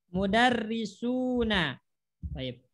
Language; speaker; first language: Arabic; non-native, fluent; Indonesian